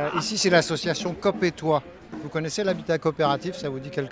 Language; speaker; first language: French; native; French